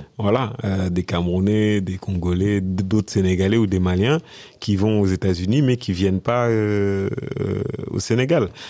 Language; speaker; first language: French; early bilingual, other home language; Wolof